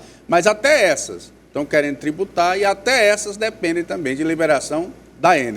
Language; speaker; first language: Portuguese; native; Portuguese